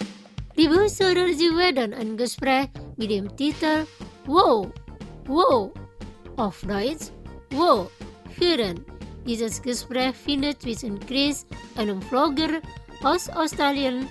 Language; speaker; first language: German; non-native, fluent; Indonesian